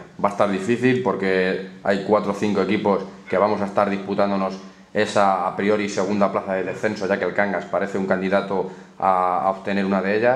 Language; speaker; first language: Spanish; native; Spanish